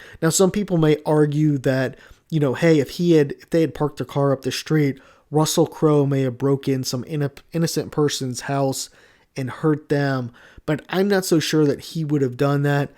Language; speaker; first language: English; native; English